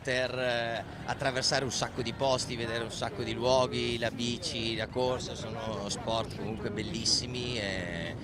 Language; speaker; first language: Italian; native; Italian